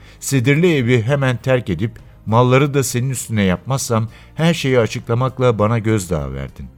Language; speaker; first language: Turkish; native; Turkish